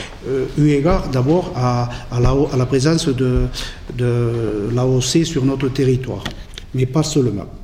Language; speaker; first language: French; native; French